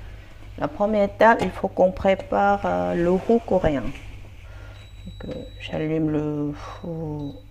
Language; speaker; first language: French; non-native, fluent; Korean